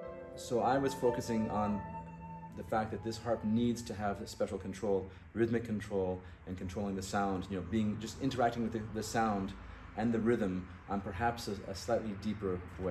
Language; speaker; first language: English; non-native, fluent; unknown